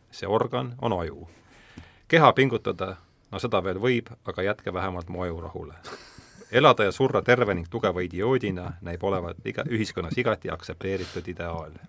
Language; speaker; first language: Estonian; native; Estonian